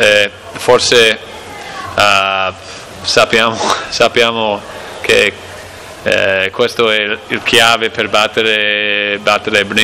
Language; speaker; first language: Italian; non-native, learner; English